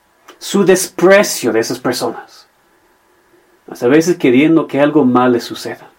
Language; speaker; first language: Spanish; non-native, fluent; English